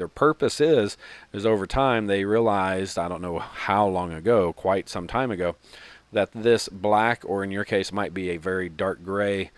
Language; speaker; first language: English; native; English